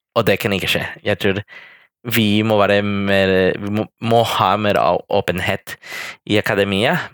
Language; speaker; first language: Norwegian; non-native, fluent; Spanish